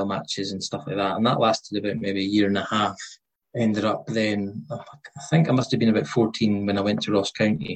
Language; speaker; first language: English; native; English